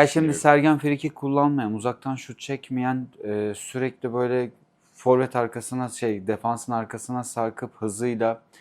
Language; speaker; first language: Turkish; native; Turkish